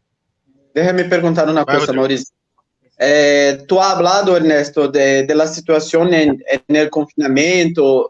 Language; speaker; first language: Spanish; non-native, fluent; Portuguese